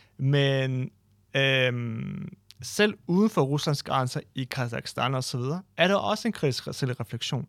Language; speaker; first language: Danish; non-native, fluent; Ukrainian